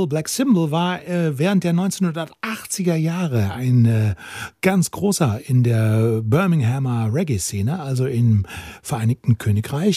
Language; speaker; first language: German; native; German